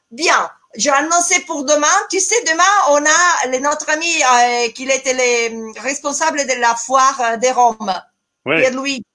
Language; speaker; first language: French; non-native, fluent; Italian